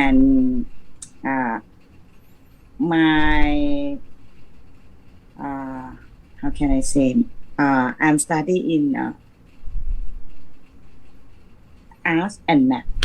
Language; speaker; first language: English; non-native, learner; Thai